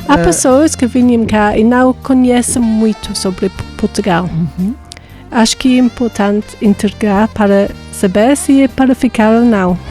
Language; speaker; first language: Portuguese; non-native, fluent; English